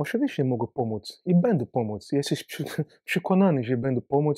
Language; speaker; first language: Polish; non-native, learner; Portuguese